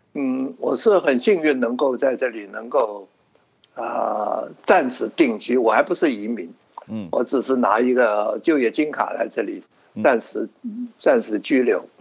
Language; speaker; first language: Chinese; non-native, local second language; Cantonese